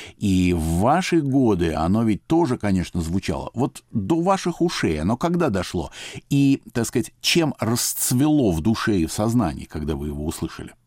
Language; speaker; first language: Russian; native; Russian